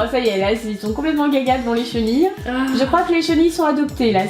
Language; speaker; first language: French; native; French